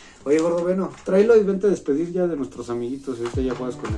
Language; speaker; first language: Spanish; native; Spanish